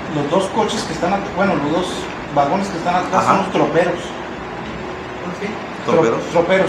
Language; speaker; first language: Spanish; native; Spanish